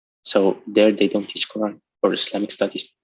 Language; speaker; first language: English; non-native, local second language; Arabic